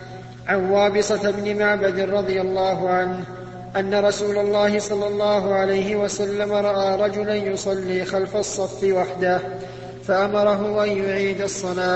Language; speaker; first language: Arabic; native; Arabic